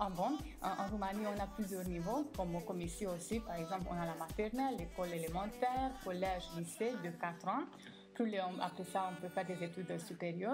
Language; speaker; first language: French; non-native, fluent; Romanian